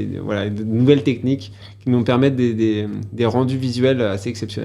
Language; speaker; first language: French; native; French